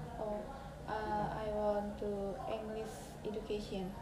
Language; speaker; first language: English; non-native, learner; Indonesian